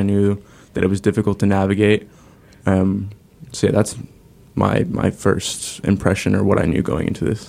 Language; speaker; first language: English; native; English